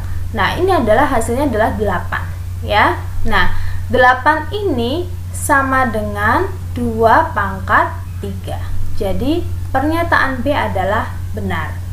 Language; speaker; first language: Indonesian; native; Indonesian